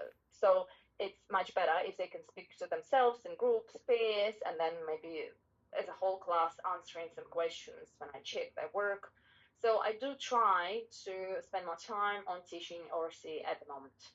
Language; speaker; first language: English; non-native, fluent; Russian